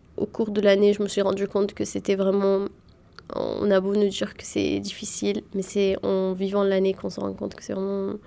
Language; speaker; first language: French; early bilingual, other home language; Arabic